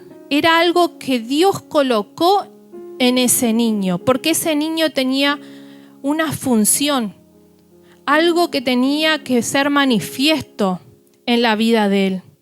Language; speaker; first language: Spanish; native; Spanish